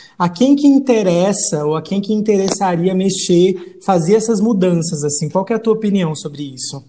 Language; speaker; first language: Portuguese; native; Portuguese